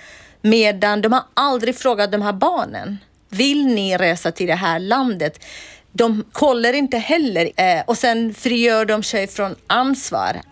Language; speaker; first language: Swedish; non-native, fluent; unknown